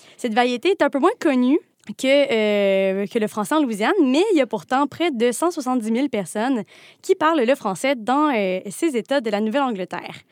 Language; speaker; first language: French; native; French